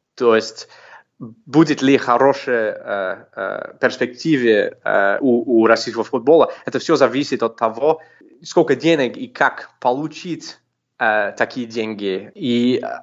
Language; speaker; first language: Russian; non-native, fluent; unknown